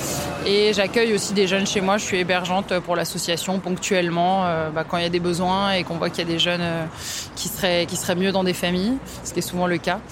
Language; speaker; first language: French; native; French